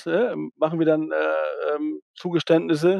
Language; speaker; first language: German; native; German